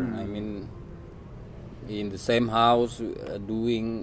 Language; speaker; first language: English; non-native, learner; Indonesian